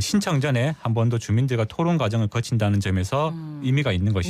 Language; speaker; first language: Korean; native; Korean